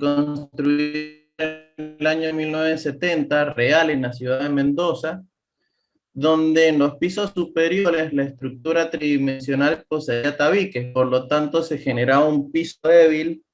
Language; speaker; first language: Spanish; native; Spanish